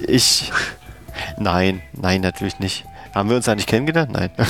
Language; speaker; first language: German; native; German